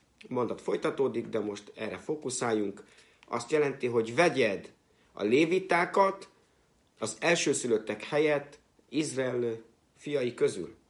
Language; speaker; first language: Hungarian; native; Hungarian